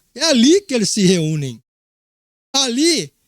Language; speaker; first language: Portuguese; native; Portuguese